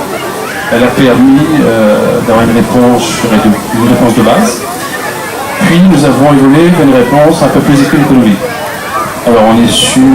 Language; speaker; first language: French; native; French